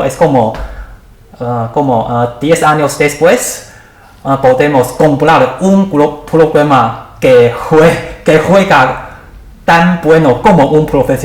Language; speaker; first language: Spanish; non-native, learner; Chinese